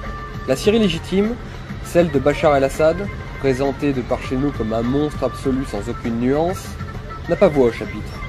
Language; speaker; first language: French; native; French